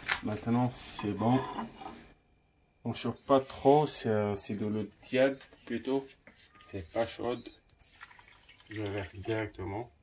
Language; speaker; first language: French; non-native, local second language; Arabic